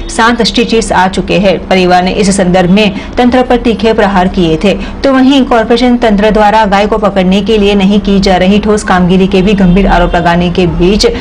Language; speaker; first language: Hindi; non-native, local second language; Gujarati